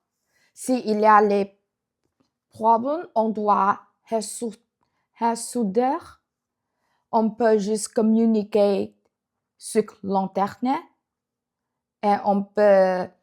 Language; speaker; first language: French; non-native, learner; Chinese